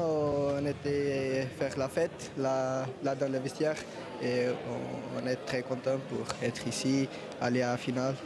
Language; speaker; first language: French; non-native, learner; Portuguese